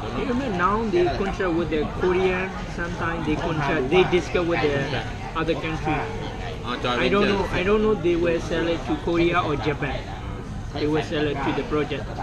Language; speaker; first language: English; non-native, learner; Burmese